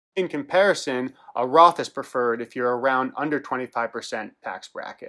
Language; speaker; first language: English; native; English